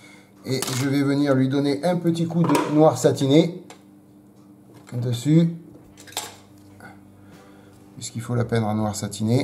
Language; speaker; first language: French; native; French